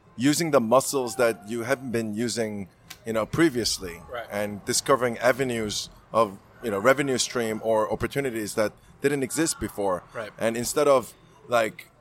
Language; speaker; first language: English; non-native, fluent; Korean